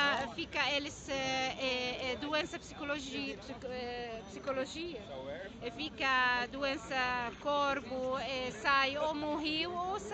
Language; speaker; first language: Portuguese; non-native, learner; Arabic